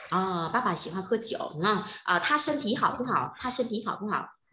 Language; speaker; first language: Chinese; non-native, fluent; Vietnamese